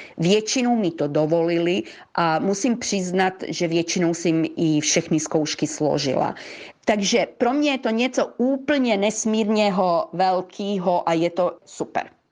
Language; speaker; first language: Czech; early bilingual, heritage; Czech